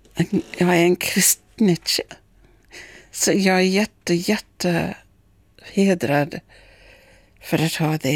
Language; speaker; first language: Swedish; non-native, fluent; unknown